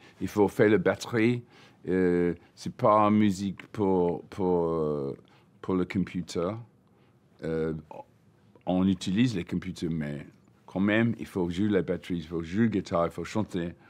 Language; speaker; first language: French; non-native, learner; English